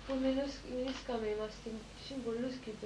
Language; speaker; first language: Greek; early bilingual, heritage; Greek